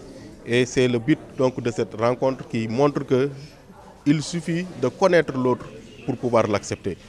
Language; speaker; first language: French; non-native, local second language; Wolof